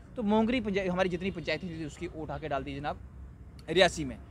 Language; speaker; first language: Hindi; native; Hindi